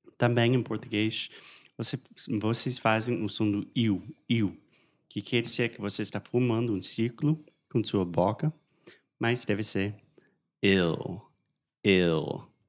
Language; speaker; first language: Portuguese; non-native, fluent; English